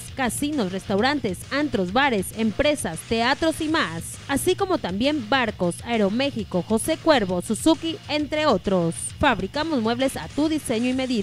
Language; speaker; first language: Spanish; native; Spanish